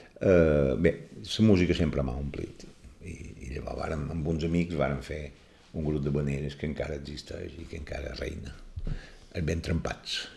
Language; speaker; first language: Catalan; native; Catalan